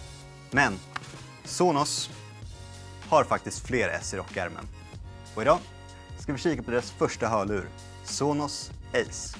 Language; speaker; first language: Swedish; native; Swedish